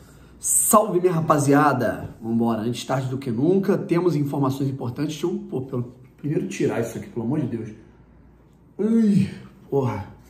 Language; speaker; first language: Portuguese; native; Portuguese